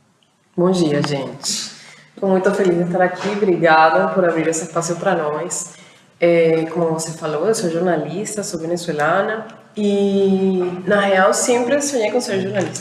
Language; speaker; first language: Portuguese; non-native, fluent; Spanish